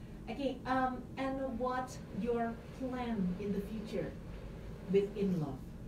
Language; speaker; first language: English; non-native, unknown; Indonesian